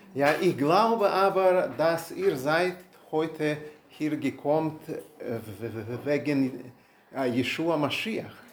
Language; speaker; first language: German; non-native, learner; Russian